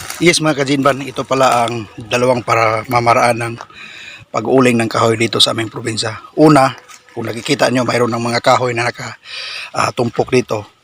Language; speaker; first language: Filipino; non-native, local second language; Cebuano